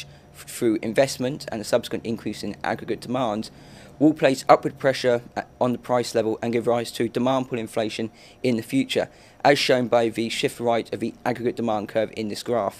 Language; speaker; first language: English; native; English